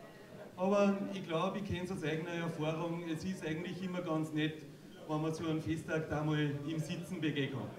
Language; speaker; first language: German; native; German